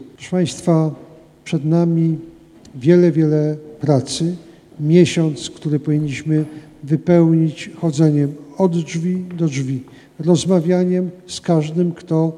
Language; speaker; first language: Polish; native; Polish